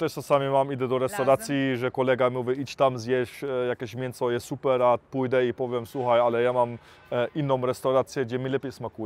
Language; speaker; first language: Polish; early bilingual, heritage; Polish